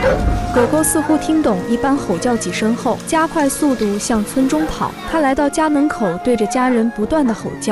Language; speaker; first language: Chinese; native; Chinese